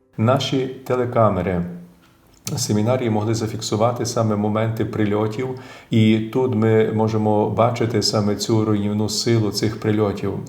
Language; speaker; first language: Ukrainian; native; Ukrainian